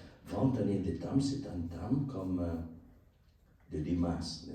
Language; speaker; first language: French; non-native, learner; Spanish